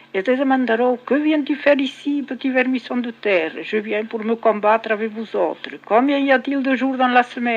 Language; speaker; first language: French; non-native, local second language; Occitan